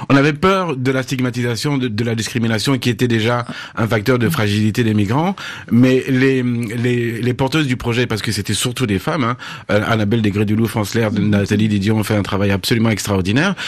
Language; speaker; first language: French; native; French